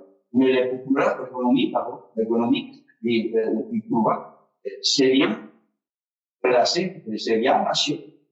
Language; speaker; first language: French; non-native, fluent; Spanish